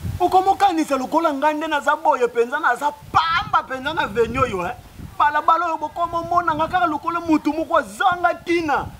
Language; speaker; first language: Lingala; non-native, local second language; Kongo